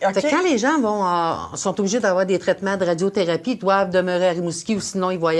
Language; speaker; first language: French; native; French